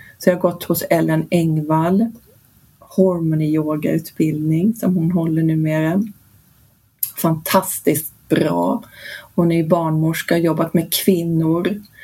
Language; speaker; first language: Swedish; early bilingual, heritage; Swedish